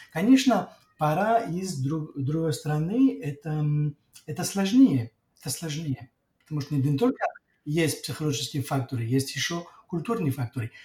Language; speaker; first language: Russian; non-native, fluent; French